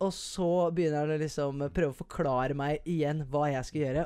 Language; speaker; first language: Norwegian; early bilingual, other home language; English